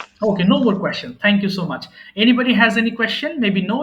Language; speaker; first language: English; non-native, local second language; Bangla